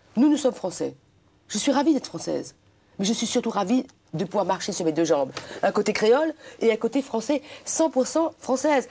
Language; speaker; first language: French; non-native, local second language; Réunion Creole French